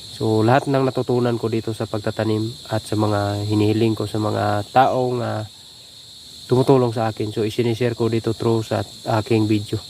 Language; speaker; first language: Filipino; non-native, local second language; Cebuano